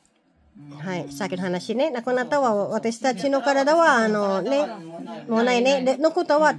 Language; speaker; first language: Japanese; non-native, learner; Filipino